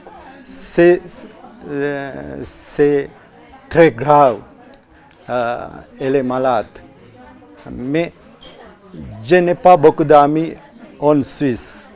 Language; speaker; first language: French; non-native, learner; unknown